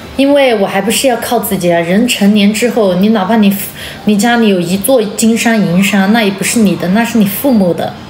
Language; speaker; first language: Chinese; non-native, local second language; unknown